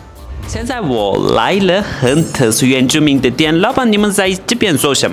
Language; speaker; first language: Chinese; non-native, fluent; Turkish